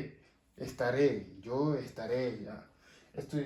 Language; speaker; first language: Spanish; non-native, fluent; Wolof